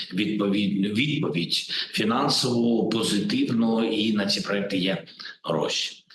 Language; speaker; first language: Ukrainian; non-native, local second language; Russian